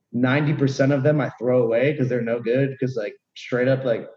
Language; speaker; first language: English; native; English